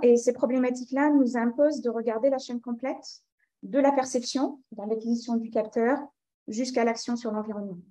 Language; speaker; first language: French; native; French